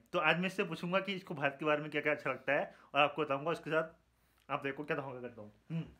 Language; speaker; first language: Hindi; native; Hindi